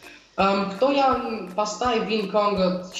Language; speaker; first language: Albanian; early bilingual, heritage; Albanian